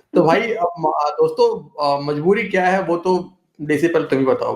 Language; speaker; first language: Hindi; native; Hindi